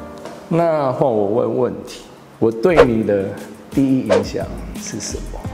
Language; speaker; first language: Chinese; non-native, fluent; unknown